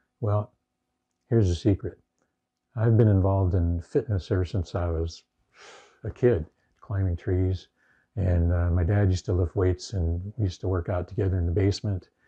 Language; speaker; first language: English; native; English